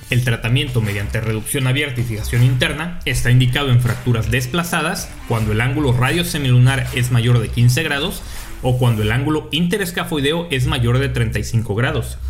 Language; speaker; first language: Spanish; native; Spanish